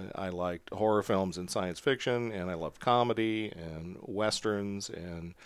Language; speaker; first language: English; native; English